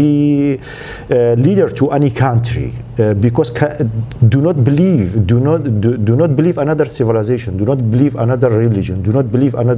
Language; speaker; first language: English; non-native, learner; Central Kurdish